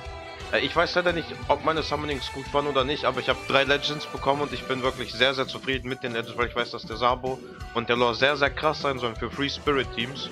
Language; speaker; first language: German; native; German